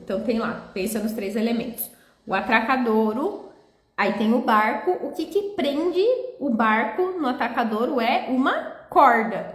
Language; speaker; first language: Portuguese; native; Portuguese